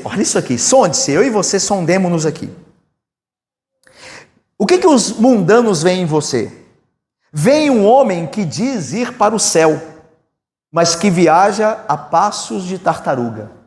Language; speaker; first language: Portuguese; native; Portuguese